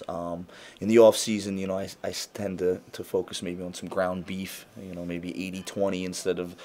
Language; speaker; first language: English; native; English